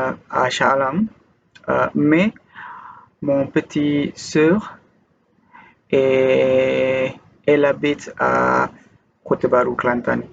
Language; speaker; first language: French; non-native, learner; Malay